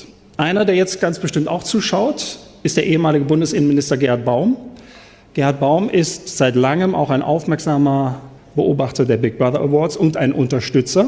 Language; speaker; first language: German; native; German